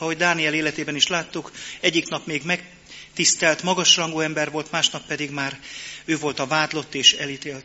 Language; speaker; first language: Hungarian; native; Hungarian